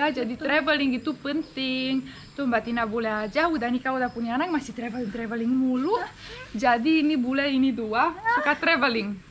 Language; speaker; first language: Indonesian; non-native, fluent; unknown